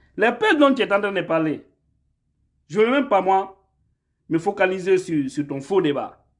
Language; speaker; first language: French; non-native, local second language; Fula